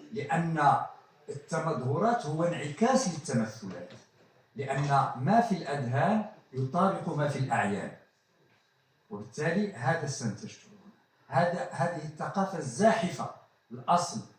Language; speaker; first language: Arabic; native; Arabic